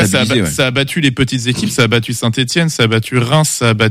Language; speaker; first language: French; native; French